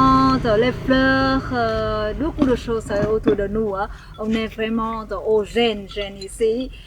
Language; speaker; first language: French; non-native, fluent; Vietnamese